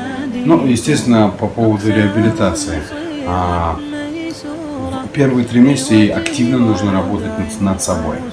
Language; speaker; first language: Russian; native; Russian